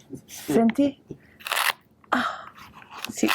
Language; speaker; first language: Italian; non-native, fluent; English